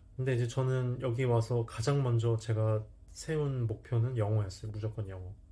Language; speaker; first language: Korean; native; Korean